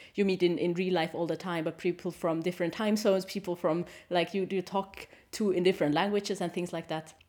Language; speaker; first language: English; non-native, fluent; German